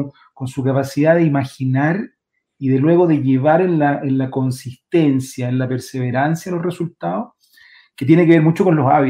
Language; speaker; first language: Spanish; native; Spanish